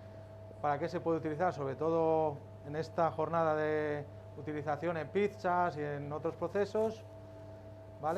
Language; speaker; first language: Spanish; native; Spanish